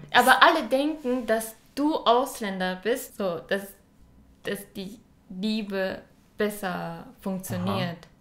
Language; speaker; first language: German; non-native, learner; Japanese